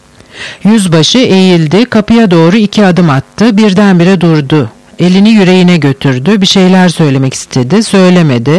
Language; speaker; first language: Turkish; native; Turkish